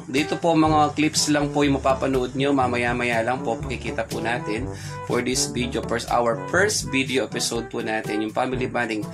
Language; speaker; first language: Filipino; non-native, local second language; Pampanga